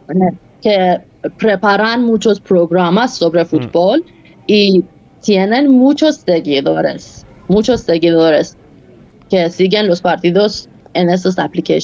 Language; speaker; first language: Spanish; non-native, fluent; Persian